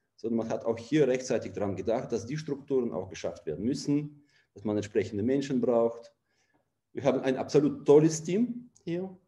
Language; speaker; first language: German; non-native, fluent; Russian